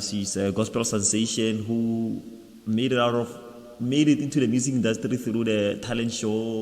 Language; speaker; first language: English; non-native, local second language; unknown